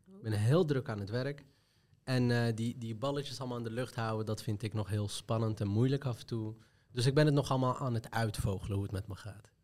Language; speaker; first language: Dutch; early bilingual, other home language; Arabic